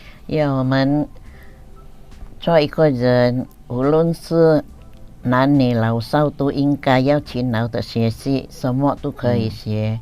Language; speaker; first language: Chinese; early bilingual, heritage; Chinese